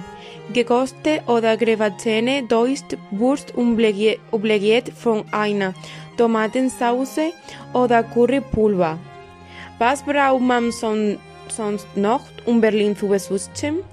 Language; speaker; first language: German; non-native, learner; Spanish